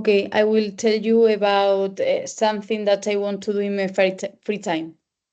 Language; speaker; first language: English; non-native, learner; Spanish